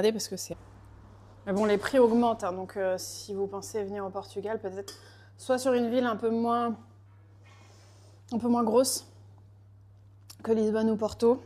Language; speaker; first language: French; native; French